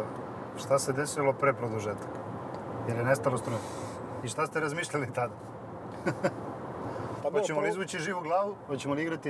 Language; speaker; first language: Serbian; native; Serbian